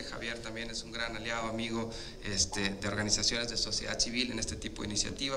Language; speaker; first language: Spanish; native; Spanish